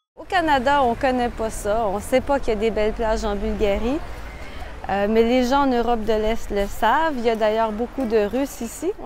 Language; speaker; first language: French; native; French